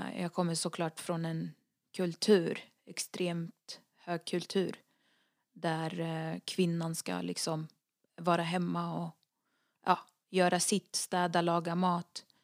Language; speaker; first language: Swedish; early bilingual, other home language; Arabic